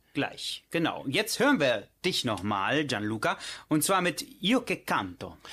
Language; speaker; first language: German; early bilingual, other home language; Italian